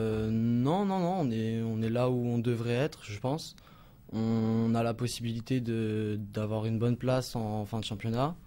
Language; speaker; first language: French; native; French